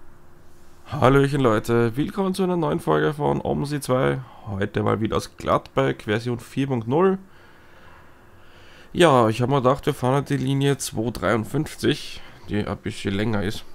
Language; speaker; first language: German; native; German